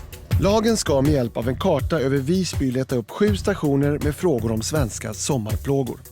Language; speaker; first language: Swedish; native; Swedish